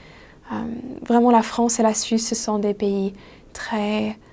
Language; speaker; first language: French; non-native, fluent; English